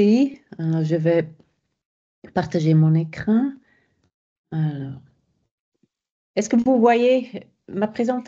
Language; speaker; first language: French; non-native, fluent; German